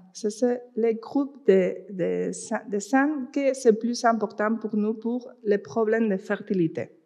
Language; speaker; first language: French; non-native, fluent; Spanish